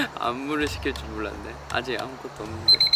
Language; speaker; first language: Korean; native; Korean